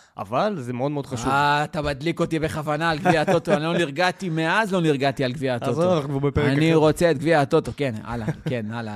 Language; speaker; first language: Hebrew; native; Hebrew